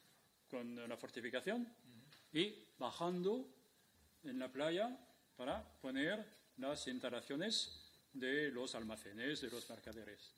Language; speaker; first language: Spanish; non-native, fluent; French